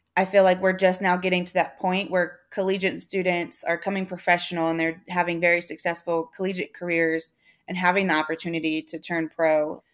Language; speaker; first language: English; native; English